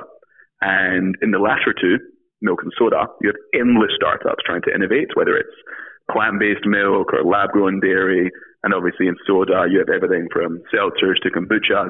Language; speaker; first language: English; native; English